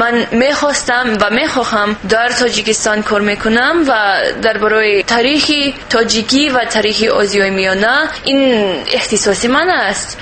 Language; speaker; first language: Persian; non-native, learner; English